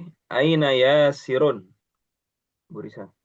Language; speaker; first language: Arabic; non-native, fluent; Indonesian